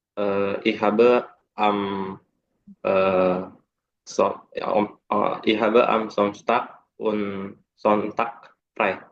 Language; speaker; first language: German; non-native, learner; Indonesian